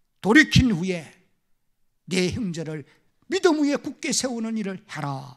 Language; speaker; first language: Korean; native; Korean